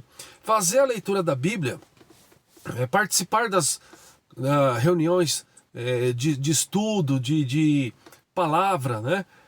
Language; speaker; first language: Portuguese; native; Portuguese